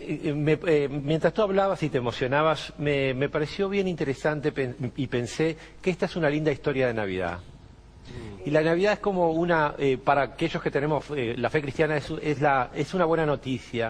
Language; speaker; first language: Spanish; native; Spanish